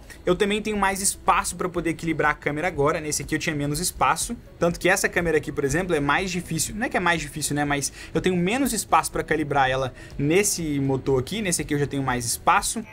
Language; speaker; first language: Portuguese; native; Portuguese